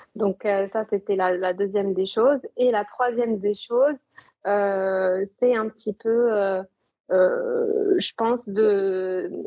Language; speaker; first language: French; non-native, local second language; Arabic